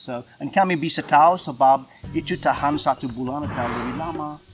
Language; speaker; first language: Indonesian; non-native, fluent; English